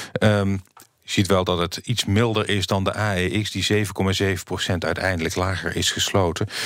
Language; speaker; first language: Dutch; native; Dutch